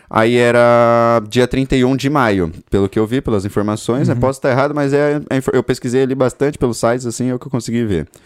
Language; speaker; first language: Portuguese; native; Portuguese